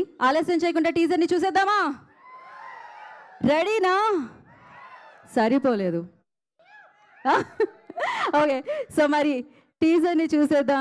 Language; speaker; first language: Telugu; native; Telugu